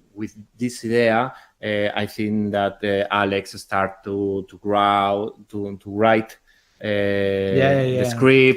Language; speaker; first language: English; non-native, learner; Spanish